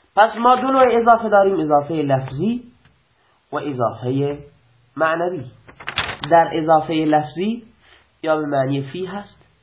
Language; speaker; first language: Persian; non-native, local second language; Baluchi